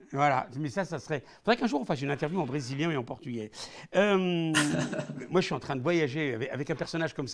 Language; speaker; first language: French; native; French